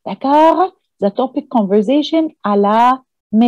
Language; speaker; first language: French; non-native, fluent; Arabic